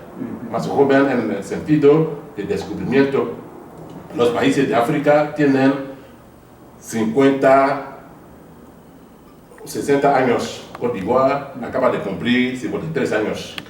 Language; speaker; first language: Spanish; non-native, fluent; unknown